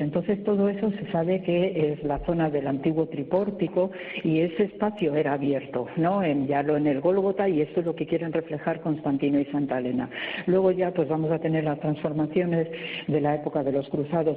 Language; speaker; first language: Spanish; native; Spanish